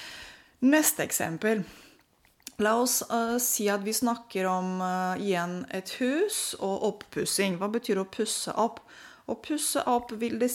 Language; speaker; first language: Norwegian; non-native, fluent; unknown